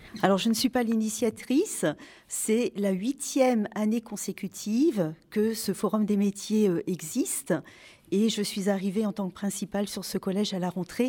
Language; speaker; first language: French; native; French